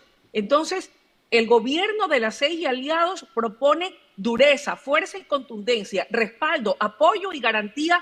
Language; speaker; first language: Spanish; native; Spanish